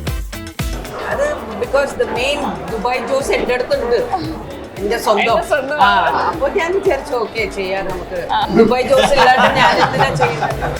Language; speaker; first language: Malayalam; non-native, fluent; Tamil